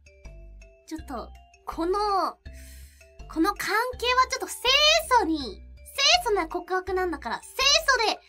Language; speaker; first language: Japanese; non-native, fluent; English